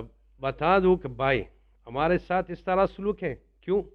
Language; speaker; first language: Hindi; non-native, learner; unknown